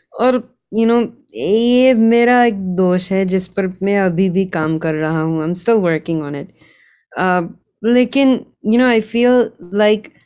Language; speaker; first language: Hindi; early bilingual, heritage; Gujarati